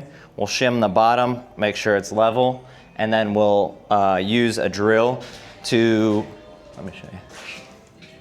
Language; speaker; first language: English; native; English